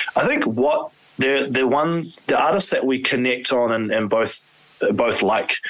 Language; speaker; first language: English; native; English